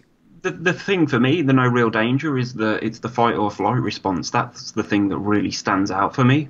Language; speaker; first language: English; native; English